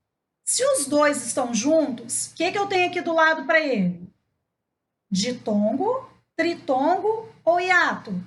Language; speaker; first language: Portuguese; native; Portuguese